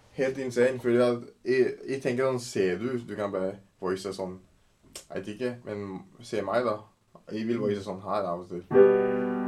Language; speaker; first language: Norwegian; early bilingual, other home language; Sinhala